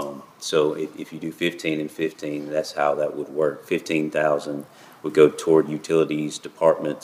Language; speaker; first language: English; native; English